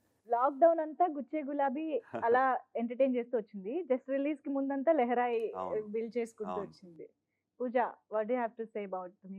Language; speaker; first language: Telugu; native; Telugu